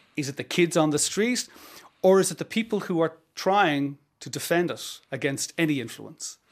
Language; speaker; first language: English; native; English